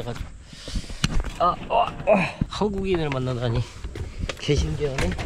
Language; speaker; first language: Korean; native; Korean